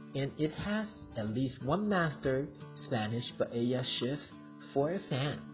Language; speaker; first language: English; non-native, fluent; Chinese